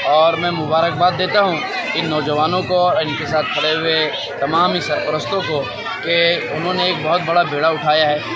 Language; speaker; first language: Urdu; native; Urdu